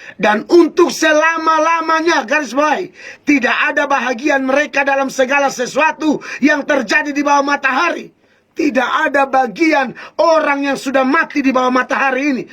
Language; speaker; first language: Indonesian; native; Indonesian